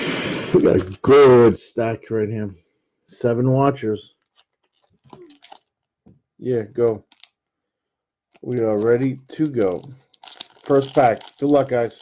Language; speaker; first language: English; native; English